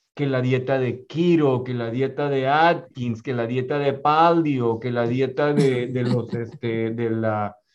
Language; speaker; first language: Spanish; native; Spanish